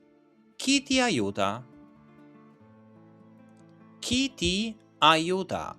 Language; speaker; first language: Italian; non-native, learner; Albanian